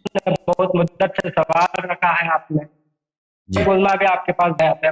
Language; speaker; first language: Urdu; non-native, local second language; Tamil